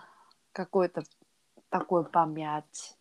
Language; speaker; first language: Russian; non-native, learner; Korean